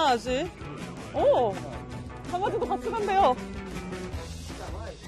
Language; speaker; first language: Italian; non-native, learner; Korean